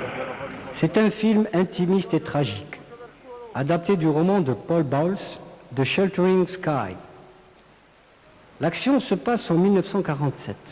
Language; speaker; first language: French; non-native, local second language; Arabic